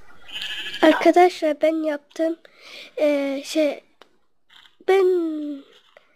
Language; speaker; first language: Turkish; non-native, learner; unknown